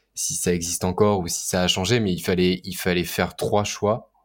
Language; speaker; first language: French; native; French